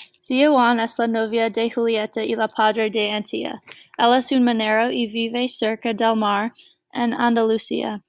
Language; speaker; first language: Spanish; non-native, learner; English